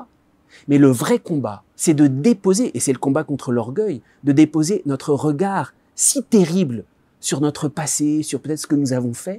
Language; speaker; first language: French; native; French